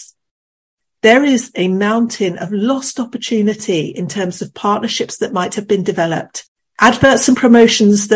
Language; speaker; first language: English; native; English